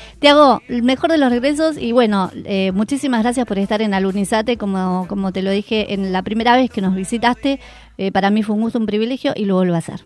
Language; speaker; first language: Spanish; native; Spanish